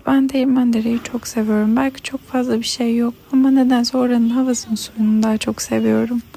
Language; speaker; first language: Turkish; native; Turkish